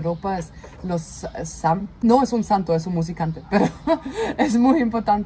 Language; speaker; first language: Spanish; non-native, fluent; German